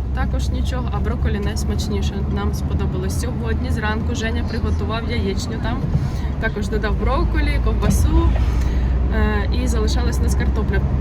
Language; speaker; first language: Ukrainian; non-native, local second language; Russian